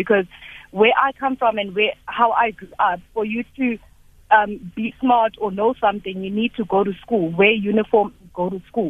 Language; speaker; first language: English; non-native, local second language; Zulu